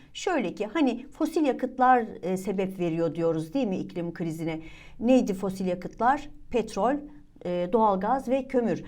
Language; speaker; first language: Turkish; native; Turkish